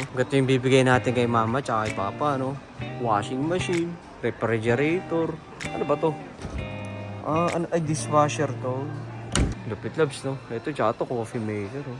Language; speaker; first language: Filipino; native; Filipino